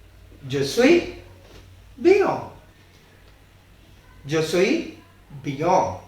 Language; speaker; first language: French; non-native, fluent; Hindi